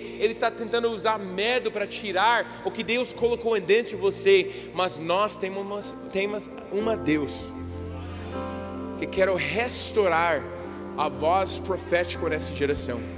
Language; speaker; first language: Portuguese; non-native, learner; English